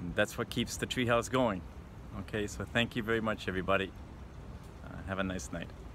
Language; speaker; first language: English; native; English